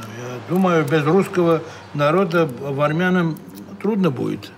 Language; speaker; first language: Russian; non-native, local second language; Armenian